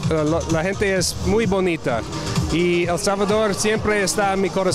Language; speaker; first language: Spanish; non-native, learner; English